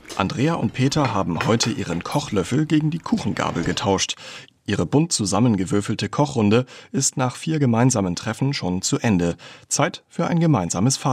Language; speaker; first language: German; native; German